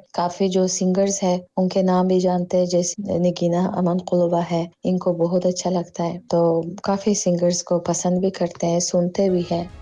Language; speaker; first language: Urdu; non-native, fluent; Tajik